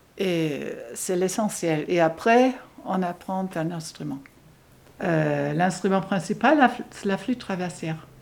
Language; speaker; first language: French; non-native, fluent; German